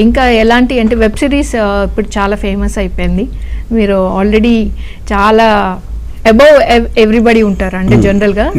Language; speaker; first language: Telugu; native; Telugu